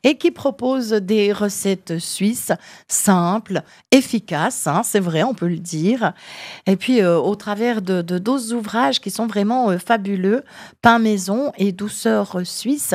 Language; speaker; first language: French; native; French